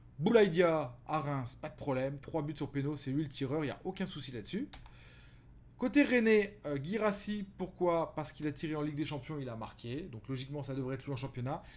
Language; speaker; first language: French; native; French